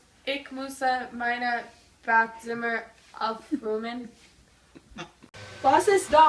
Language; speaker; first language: German; non-native, learner; English